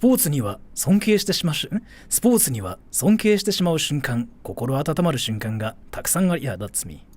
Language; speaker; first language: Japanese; native; Japanese